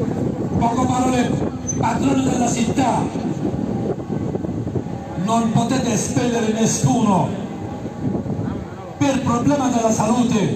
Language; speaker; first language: Italian; non-native, fluent; Bangla